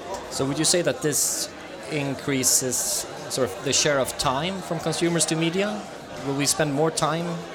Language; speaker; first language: English; non-native, fluent; Swedish